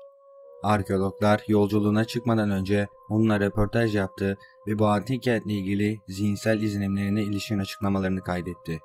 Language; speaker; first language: Turkish; native; Turkish